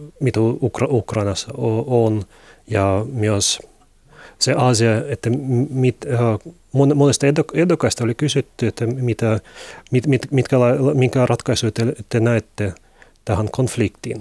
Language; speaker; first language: Finnish; non-native, learner; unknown